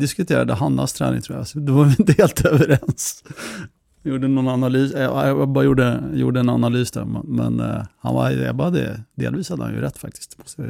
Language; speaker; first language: Swedish; native; Swedish